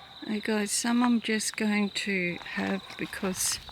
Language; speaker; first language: English; native; English